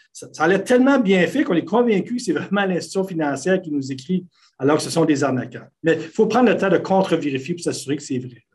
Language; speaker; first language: French; native; French